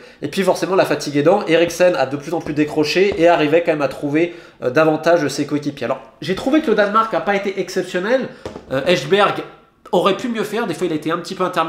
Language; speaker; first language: French; native; French